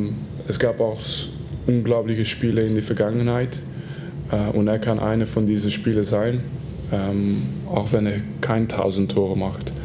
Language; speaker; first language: German; non-native, fluent; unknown